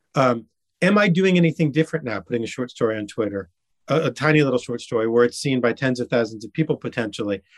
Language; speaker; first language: English; native; English